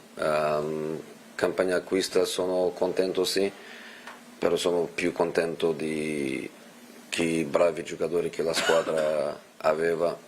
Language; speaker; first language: Italian; non-native, fluent; Portuguese